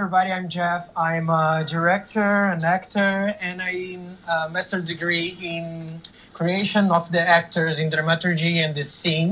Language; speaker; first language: English; non-native, learner; Portuguese